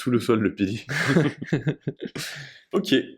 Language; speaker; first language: French; native; French